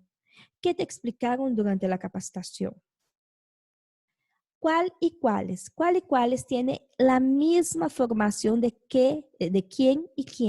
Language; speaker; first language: Spanish; non-native, fluent; Portuguese